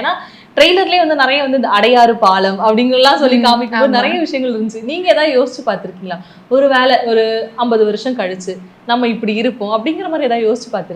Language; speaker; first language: Tamil; native; Tamil